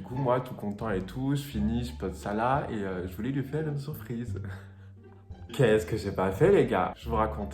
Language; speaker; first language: French; native; French